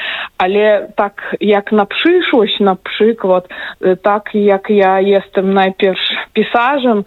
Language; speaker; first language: Polish; non-native, fluent; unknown